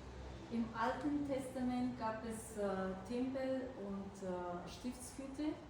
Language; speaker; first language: German; non-native, fluent; Bulgarian